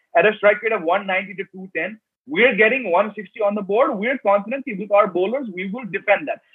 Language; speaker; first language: English; native; English